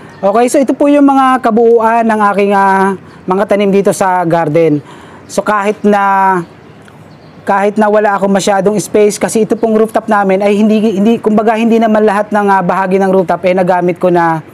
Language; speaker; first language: Filipino; non-native, local second language; Bikol